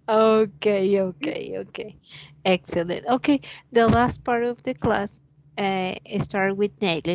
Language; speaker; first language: English; non-native, learner; Spanish